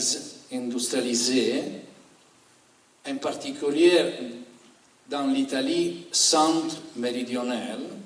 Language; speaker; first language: French; non-native, learner; Italian